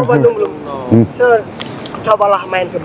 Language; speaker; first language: Indonesian; non-native, local second language; Sundanese